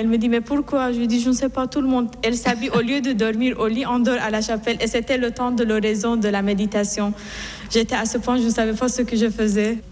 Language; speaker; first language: French; non-native, fluent; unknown